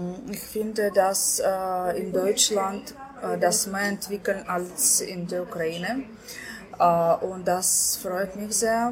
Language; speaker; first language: German; non-native, learner; Ukrainian